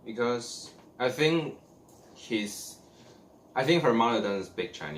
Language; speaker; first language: English; non-native, learner; Chinese